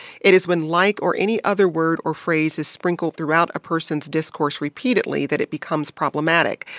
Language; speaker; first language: English; native; English